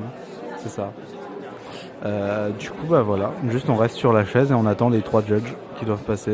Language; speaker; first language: French; native; French